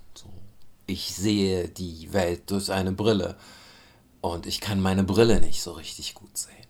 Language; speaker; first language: German; early bilingual, other home language; Turkish